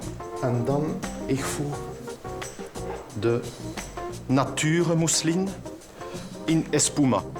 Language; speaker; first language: Dutch; non-native, learner; French